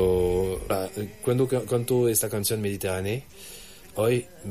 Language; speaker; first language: Spanish; non-native, learner; French